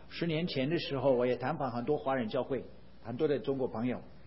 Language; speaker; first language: Chinese; non-native, fluent; English